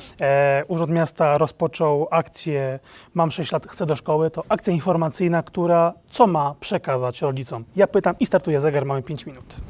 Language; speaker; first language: Polish; native; Polish